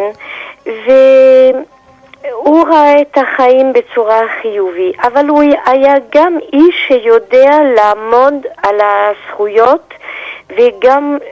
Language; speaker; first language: Hebrew; non-native, fluent; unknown